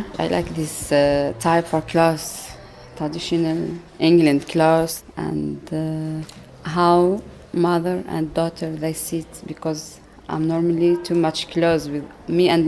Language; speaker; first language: English; non-native, learner; Arabic